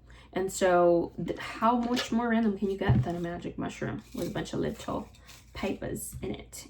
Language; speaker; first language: English; native; English